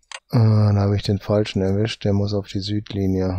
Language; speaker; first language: German; native; German